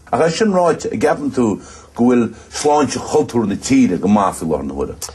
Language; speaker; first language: Irish; native; Irish